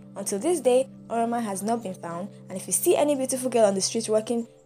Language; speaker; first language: English; non-native, local second language; Yoruba